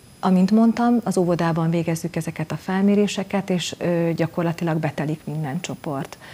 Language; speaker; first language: Hungarian; native; Hungarian